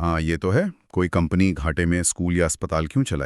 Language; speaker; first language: Hindi; native; Hindi